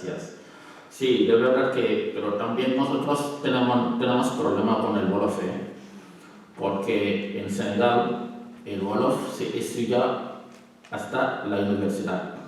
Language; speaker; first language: Spanish; non-native, learner; Wolof